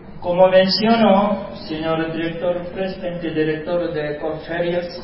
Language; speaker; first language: Spanish; non-native, fluent; Korean